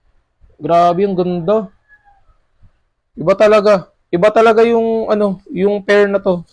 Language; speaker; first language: Filipino; native; Filipino